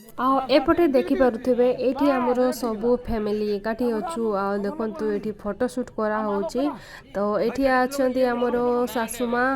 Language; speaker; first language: Odia; non-native, local second language; Santali